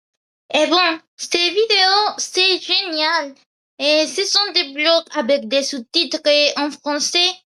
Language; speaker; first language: French; non-native, learner; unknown